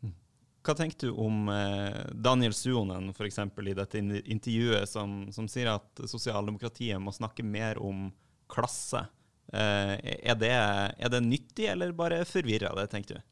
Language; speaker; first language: Norwegian; native; Norwegian